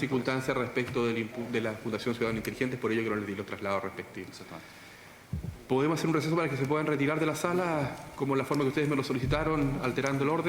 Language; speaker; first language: Spanish; native; Spanish